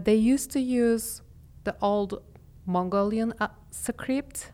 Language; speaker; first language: English; non-native, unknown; Turkish